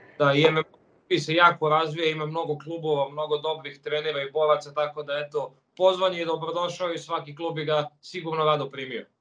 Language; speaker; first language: Serbian; native; Serbian